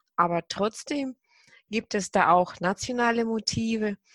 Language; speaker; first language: German; non-native, fluent; Tatar